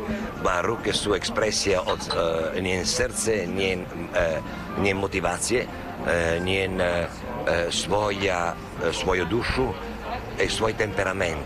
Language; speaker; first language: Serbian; non-native, learner; Italian